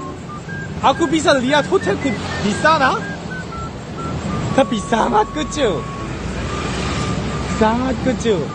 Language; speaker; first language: Indonesian; non-native, learner; Korean